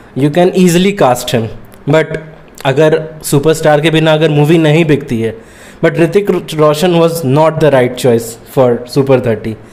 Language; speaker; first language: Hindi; native; Hindi